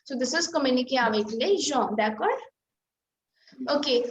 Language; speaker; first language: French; non-native, fluent; Hindi